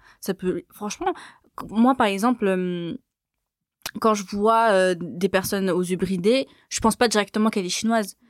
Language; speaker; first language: French; native; French